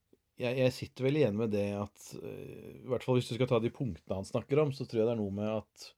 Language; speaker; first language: Norwegian; native; Norwegian